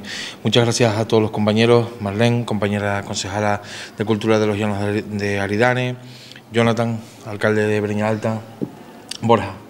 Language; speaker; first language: Spanish; native; Spanish